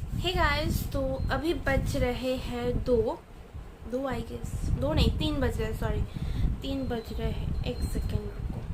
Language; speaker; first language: Hindi; non-native, local second language; Bangla